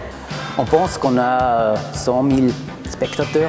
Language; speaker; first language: French; non-native, local second language; German